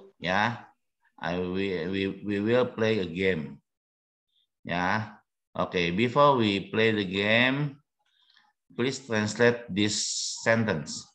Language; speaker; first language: English; non-native, learner; Indonesian